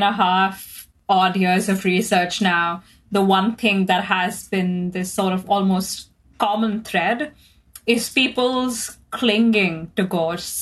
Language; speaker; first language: English; non-native, local second language; Hindi